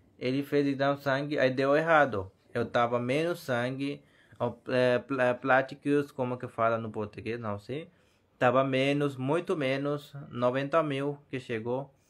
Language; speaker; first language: Portuguese; non-native, learner; Hindi